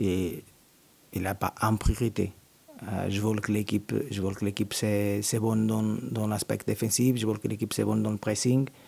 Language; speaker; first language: French; non-native, learner; Portuguese